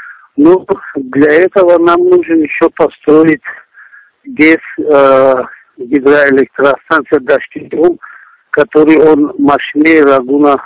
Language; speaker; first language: Russian; non-native, local second language; Tajik